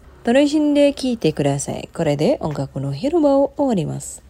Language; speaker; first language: Japanese; non-native, fluent; Indonesian